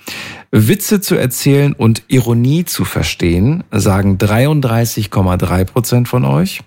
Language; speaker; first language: German; native; German